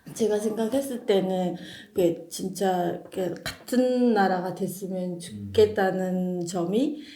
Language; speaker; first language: Korean; non-native, fluent; Mongolian